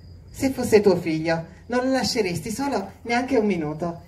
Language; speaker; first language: Italian; native; Italian